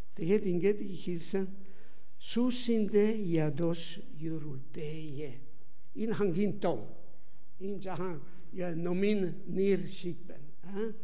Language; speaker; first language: Mongolian; non-native, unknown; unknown